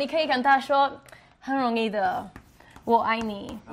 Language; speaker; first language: Chinese; non-native, learner; Spanish